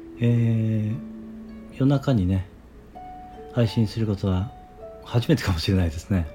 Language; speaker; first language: Japanese; native; Japanese